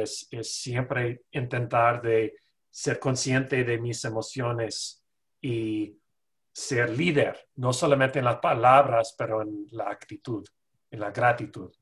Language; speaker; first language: Spanish; non-native, fluent; English